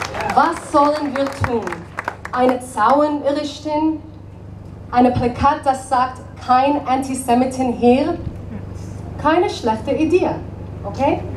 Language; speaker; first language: German; non-native, learner; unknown